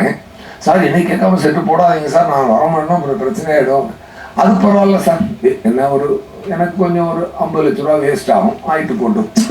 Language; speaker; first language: Tamil; native; Tamil